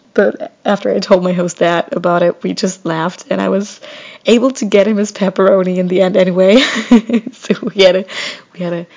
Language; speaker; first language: English; non-native, fluent; German